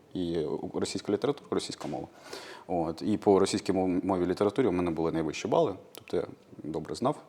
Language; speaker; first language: Ukrainian; non-native, local second language; Russian